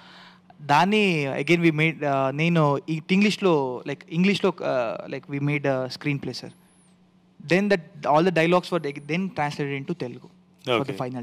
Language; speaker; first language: Telugu; native; Telugu